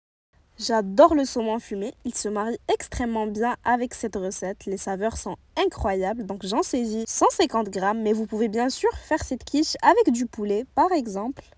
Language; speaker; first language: French; native; French